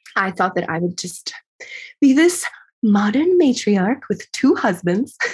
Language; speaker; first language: English; early bilingual, other home language; Ukrainian